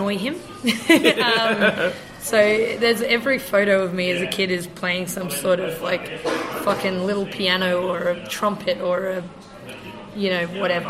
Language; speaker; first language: English; native; English